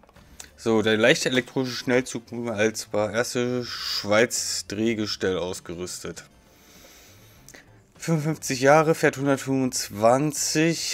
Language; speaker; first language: German; native; German